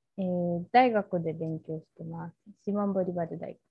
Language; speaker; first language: Japanese; non-native, learner; Spanish